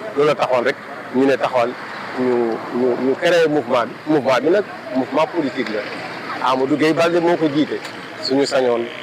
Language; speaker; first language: Wolof; non-native, local second language; Fula